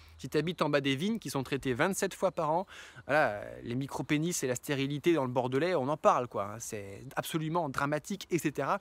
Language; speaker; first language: French; native; French